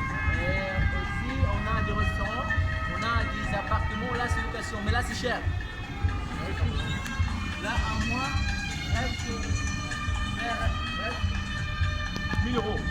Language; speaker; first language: French; non-native, learner; Arabic